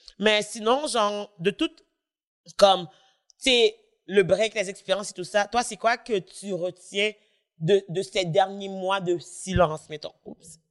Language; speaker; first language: French; native; French